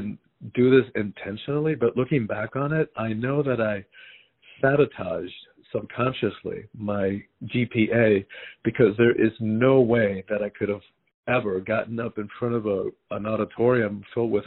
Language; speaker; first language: English; early bilingual, other home language; Spanish